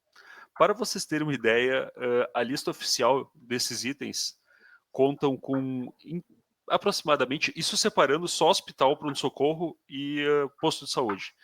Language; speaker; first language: Portuguese; native; Portuguese